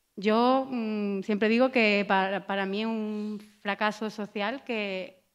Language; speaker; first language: Spanish; native; Spanish